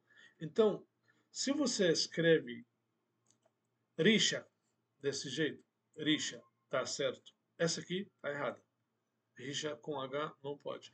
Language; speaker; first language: Portuguese; non-native, fluent; Arabic